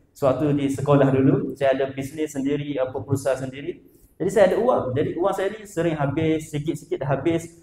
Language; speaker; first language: Malay; native; Malay